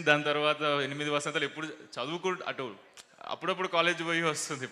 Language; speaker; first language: Telugu; native; Telugu